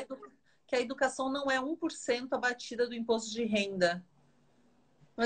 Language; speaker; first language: Portuguese; native; Portuguese